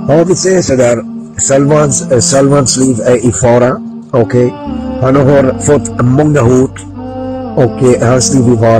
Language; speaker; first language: Swedish; non-native, learner; Arabic